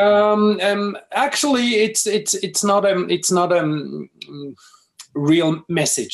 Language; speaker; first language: English; non-native, fluent; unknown